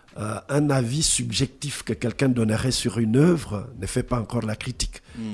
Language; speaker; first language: French; non-native, local second language; Lingala